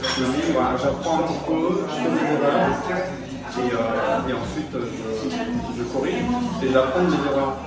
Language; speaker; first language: French; native; French